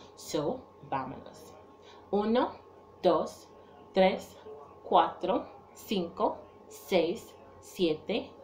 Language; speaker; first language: Spanish; non-native, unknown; English